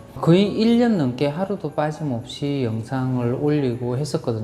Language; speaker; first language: Korean; native; Korean